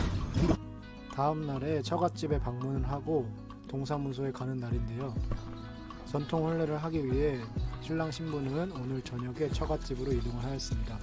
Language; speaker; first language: Korean; native; Korean